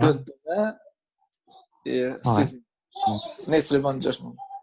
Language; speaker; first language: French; non-native, learner; Albanian